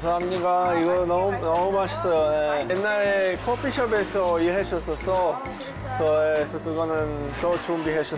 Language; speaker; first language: Korean; non-native, learner; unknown